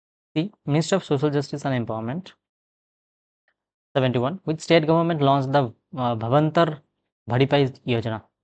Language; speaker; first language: English; non-native, local second language; Bangla